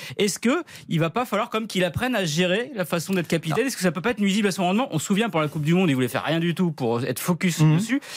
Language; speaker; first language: French; native; French